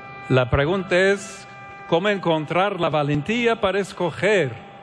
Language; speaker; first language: Spanish; non-native, fluent; English